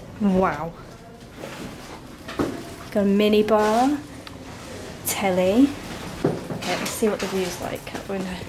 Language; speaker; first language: English; native; English